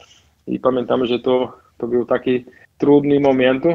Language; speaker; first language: Polish; non-native, fluent; Portuguese